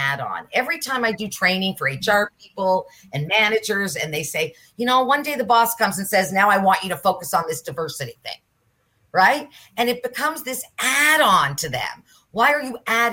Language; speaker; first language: English; native; English